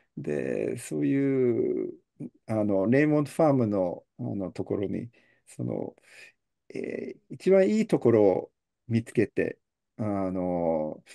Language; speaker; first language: Japanese; early bilingual, heritage; Japanese